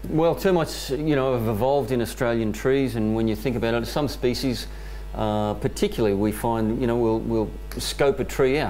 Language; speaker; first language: English; native; English